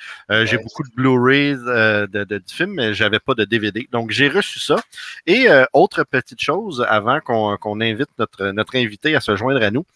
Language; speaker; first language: French; native; French